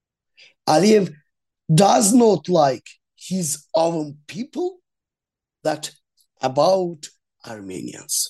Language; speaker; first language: English; non-native, learner; Azerbaijani